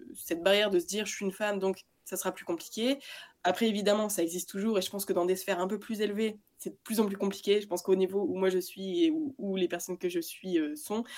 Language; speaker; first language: French; native; French